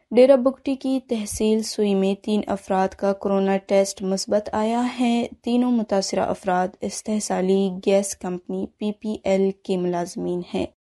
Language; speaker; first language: Urdu; non-native, local second language; Baluchi